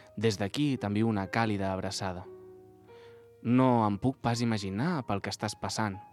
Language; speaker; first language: Catalan; native; Catalan